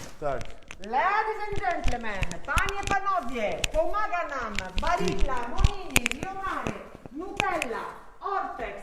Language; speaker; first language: Polish; non-native, fluent; Italian